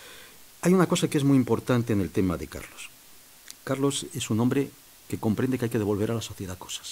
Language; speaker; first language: Spanish; native; Spanish